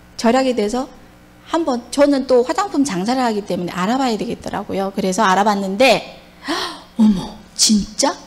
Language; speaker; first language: Korean; native; Korean